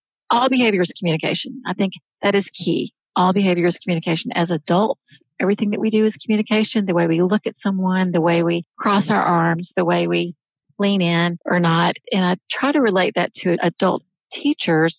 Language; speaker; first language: English; native; English